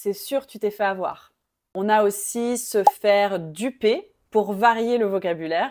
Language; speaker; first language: French; native; French